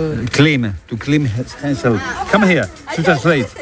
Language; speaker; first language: English; non-native, learner; Spanish